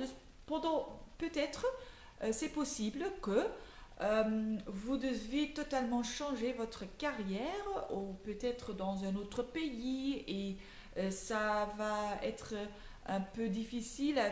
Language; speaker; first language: French; non-native, local second language; Dutch